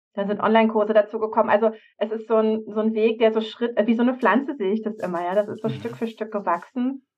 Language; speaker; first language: German; native; German